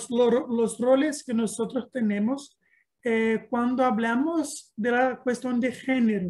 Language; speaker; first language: Spanish; non-native, learner; Portuguese